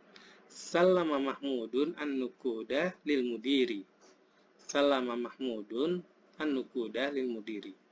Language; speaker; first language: Arabic; non-native, fluent; Indonesian